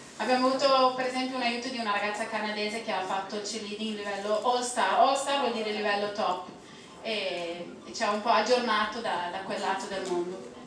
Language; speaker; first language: Italian; non-native, fluent; English